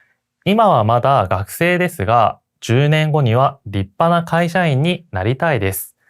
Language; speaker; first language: Japanese; non-native, fluent; Korean